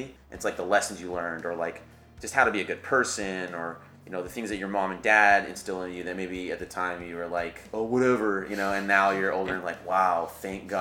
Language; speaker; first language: English; native; English